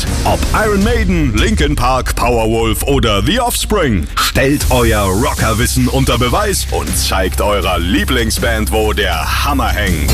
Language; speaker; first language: German; native; German